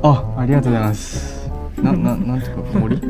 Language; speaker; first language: Japanese; native; Japanese